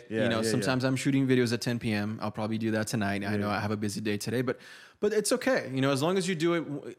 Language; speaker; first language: English; non-native, fluent; Portuguese